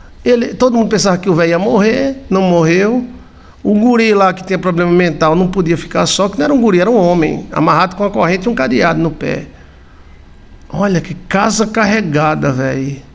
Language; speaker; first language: Portuguese; native; Portuguese